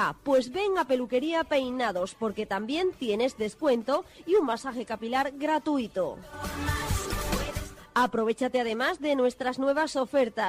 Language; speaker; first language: Spanish; native; Spanish